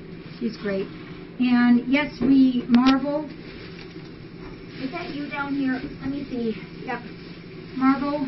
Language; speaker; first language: English; native; English